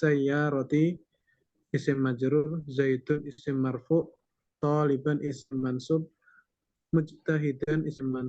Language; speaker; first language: Arabic; non-native, learner; Indonesian